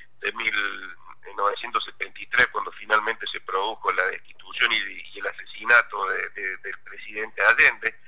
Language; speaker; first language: Spanish; native; Spanish